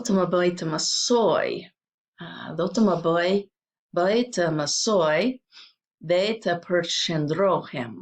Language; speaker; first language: Albanian; non-native, learner; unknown